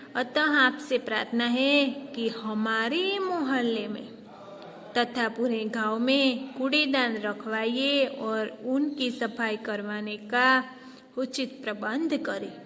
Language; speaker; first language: Hindi; non-native, local second language; Gujarati